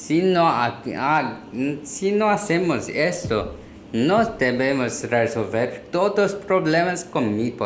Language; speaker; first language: Spanish; non-native, learner; Korean